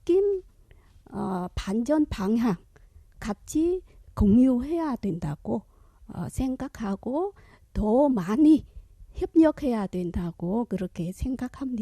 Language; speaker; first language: Korean; non-native, fluent; Vietnamese